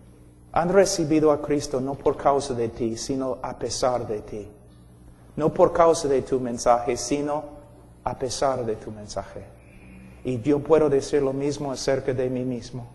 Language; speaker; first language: Spanish; non-native, fluent; English